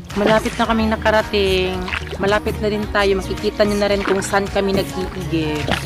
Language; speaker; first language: Filipino; non-native, local second language; Cebuano